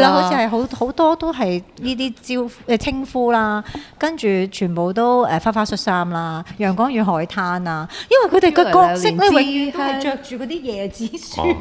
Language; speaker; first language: Cantonese; native; Cantonese